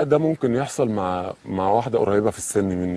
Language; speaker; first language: Arabic; native; Arabic